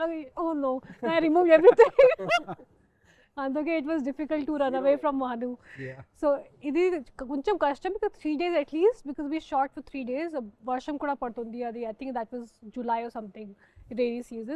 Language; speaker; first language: Telugu; non-native, fluent; Hindi